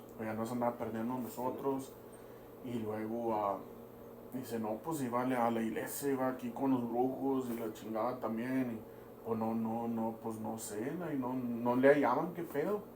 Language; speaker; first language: Spanish; early bilingual, heritage; Spanish